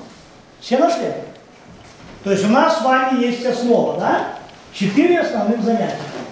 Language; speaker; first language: Russian; native; Russian